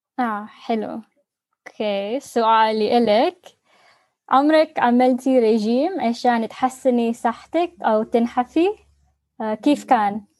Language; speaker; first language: Arabic; native; Arabic